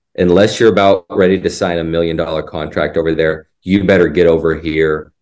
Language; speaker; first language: English; native; English